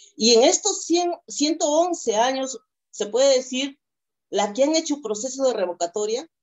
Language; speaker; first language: Spanish; non-native, local second language; Quechua